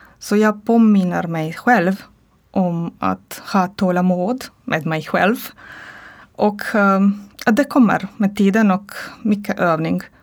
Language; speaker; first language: Swedish; non-native, learner; Croatian